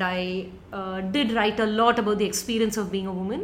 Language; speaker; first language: English; non-native, local second language; Tamil